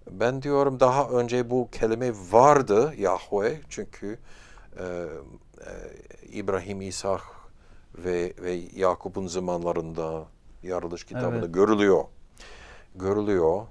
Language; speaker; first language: Turkish; non-native, fluent; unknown